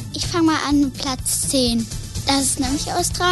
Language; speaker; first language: German; native; German